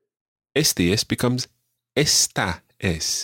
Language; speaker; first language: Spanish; non-native, fluent; English